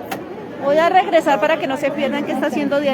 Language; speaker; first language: Spanish; native; Spanish